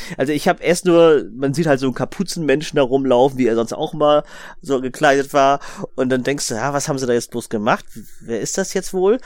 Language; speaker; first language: German; native; German